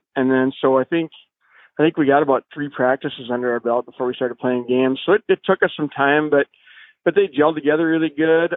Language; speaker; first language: English; native; English